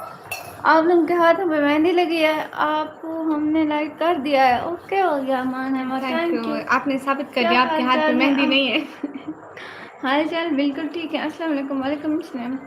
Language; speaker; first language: Urdu; non-native, local second language; Punjabi